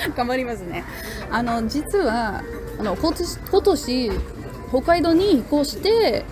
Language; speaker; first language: Japanese; non-native, learner; English